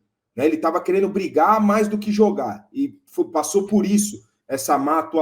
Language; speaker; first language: Portuguese; native; Portuguese